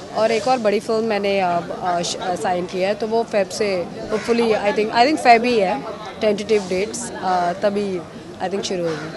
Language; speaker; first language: Hindi; non-native, local second language; Marathi